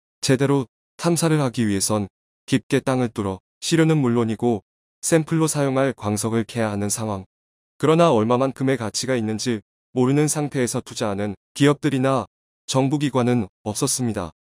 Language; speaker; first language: Korean; native; Korean